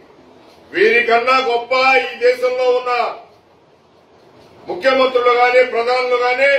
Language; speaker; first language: Telugu; native; Telugu